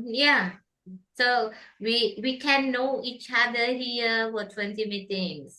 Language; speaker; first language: English; non-native, fluent; Indonesian